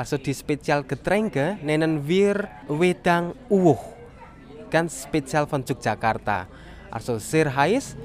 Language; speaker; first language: German; non-native, learner; Javanese